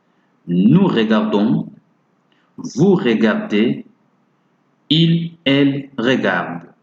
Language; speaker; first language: French; non-native, fluent; Portuguese